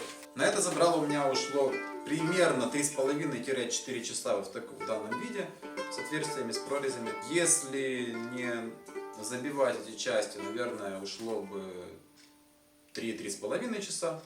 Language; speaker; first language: Russian; native; Russian